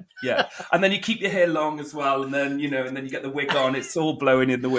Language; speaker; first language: English; native; English